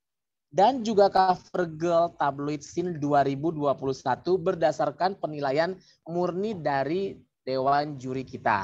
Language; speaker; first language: Indonesian; native; Indonesian